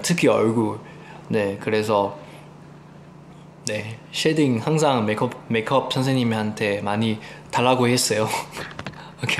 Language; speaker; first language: Korean; non-native, fluent; Chinese